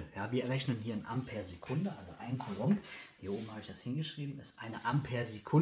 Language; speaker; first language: German; native; German